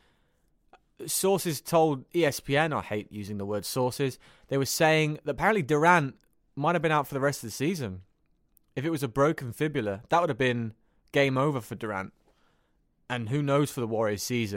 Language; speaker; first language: English; native; English